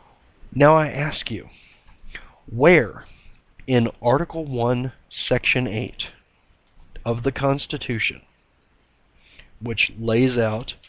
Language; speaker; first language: English; native; English